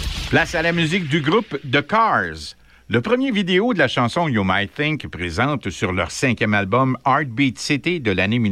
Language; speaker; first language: French; native; French